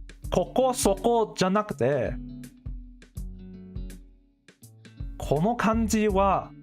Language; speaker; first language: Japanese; non-native, learner; English